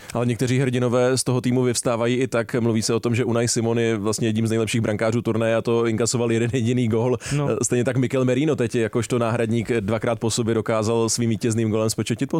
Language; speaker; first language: Czech; native; Czech